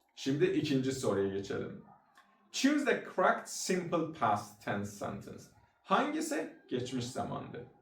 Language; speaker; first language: Turkish; non-native, fluent; Persian